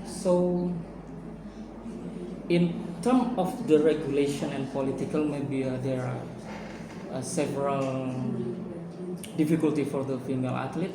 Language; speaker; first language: English; non-native, fluent; Indonesian